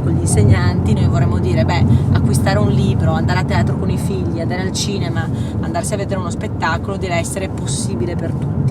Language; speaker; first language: Italian; native; Italian